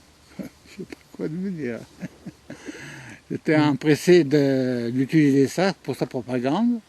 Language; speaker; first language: French; native; French